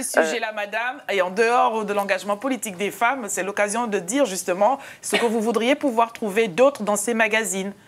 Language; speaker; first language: French; native; French